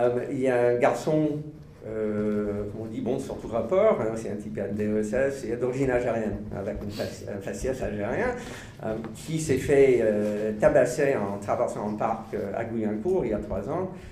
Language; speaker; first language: French; non-native, fluent; English